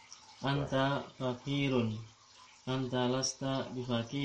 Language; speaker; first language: Arabic; non-native, learner; Indonesian